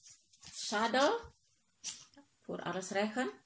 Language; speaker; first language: Dutch; non-native, learner; Indonesian